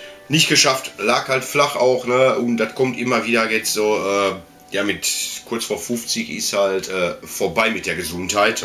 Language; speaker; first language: German; native; German